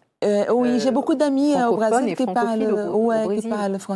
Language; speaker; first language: French; non-native, fluent; Portuguese